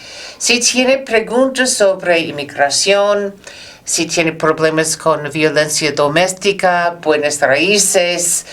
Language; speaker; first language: Spanish; non-native, learner; English